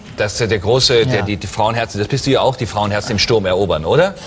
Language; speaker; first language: German; native; German